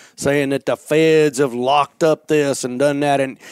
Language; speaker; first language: English; native; English